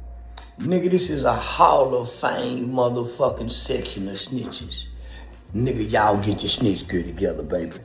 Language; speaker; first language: English; native; English